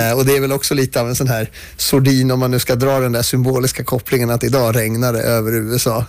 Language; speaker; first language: Swedish; early bilingual, other home language; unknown